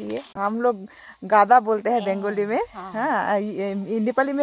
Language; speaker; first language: Hindi; non-native, local second language; Bangla